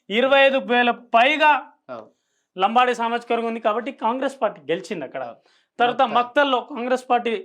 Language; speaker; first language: Telugu; non-native, local second language; Lambadi